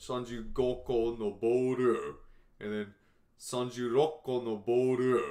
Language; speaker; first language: Japanese; non-native, learner; English